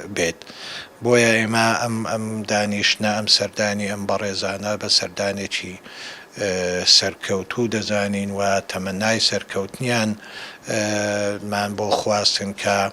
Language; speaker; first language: Central Kurdish; non-native, local second language; Assyrian Neo-Aramaic